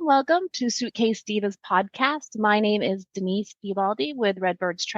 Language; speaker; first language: English; native; English